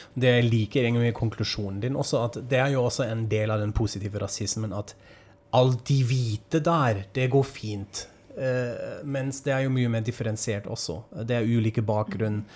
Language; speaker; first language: Norwegian; non-native, fluent; German